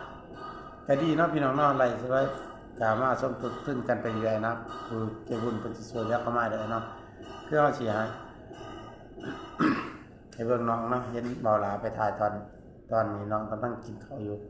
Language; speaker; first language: Thai; non-native, local second language; Northeastern Thai